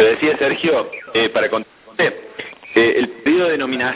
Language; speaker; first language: Spanish; native; Spanish